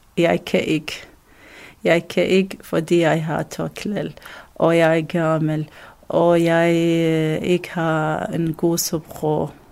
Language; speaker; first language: Danish; non-native, learner; Arabic